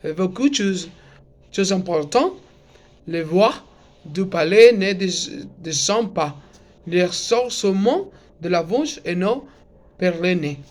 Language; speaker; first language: French; non-native, learner; Spanish